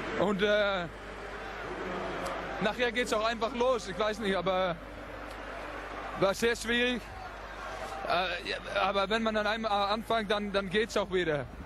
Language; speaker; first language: German; non-native, learner; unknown